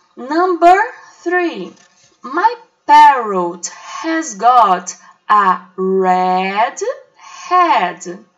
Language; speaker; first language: English; non-native, fluent; Portuguese